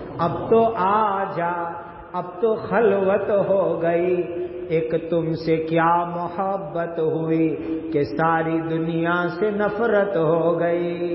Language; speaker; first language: Urdu; non-native, local second language; Gujarati